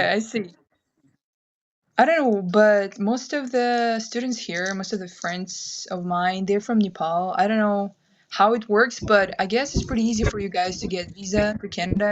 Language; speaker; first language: English; non-native, fluent; Kyrgyz